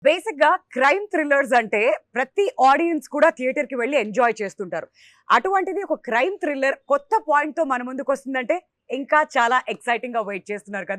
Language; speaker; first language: Telugu; native; Telugu